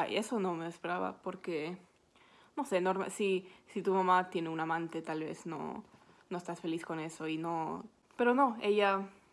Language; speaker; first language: Spanish; non-native, fluent; English